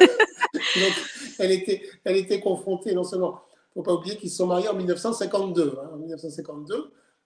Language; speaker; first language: French; native; French